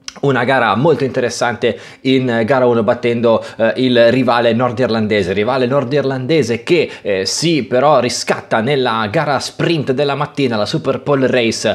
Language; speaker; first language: Italian; native; Italian